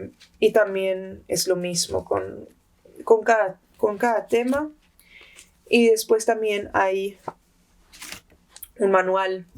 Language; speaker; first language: Spanish; early bilingual, heritage; Spanish